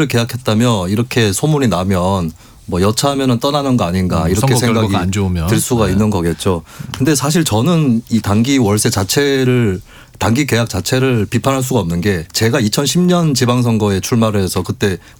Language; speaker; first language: Korean; native; Korean